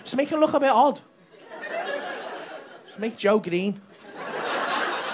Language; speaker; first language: English; native; English